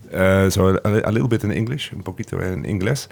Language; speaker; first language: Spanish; non-native, learner; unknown